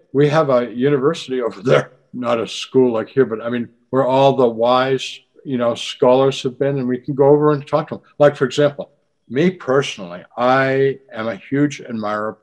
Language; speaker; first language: English; native; English